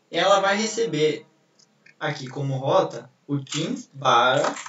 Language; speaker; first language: Portuguese; native; Portuguese